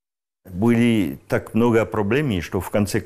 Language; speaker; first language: Russian; non-native, learner; French